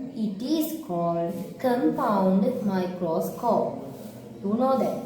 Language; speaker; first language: English; non-native, local second language; Sinhala